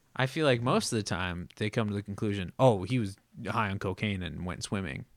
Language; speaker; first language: English; native; English